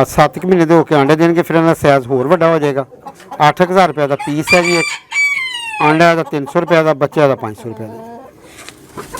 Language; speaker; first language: Hindi; non-native, local second language; Punjabi